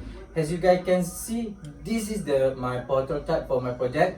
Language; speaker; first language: English; non-native, local second language; Malay